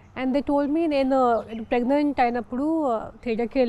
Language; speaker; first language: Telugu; non-native, local second language; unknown